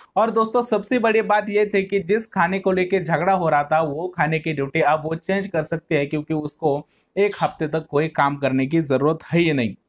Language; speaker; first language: Hindi; non-native, local second language; Marathi